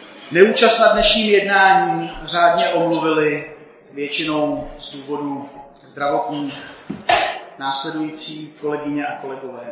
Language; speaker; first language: Czech; native; Czech